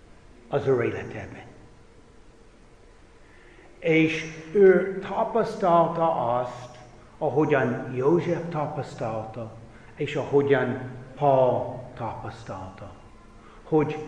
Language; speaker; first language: Hungarian; non-native, fluent; English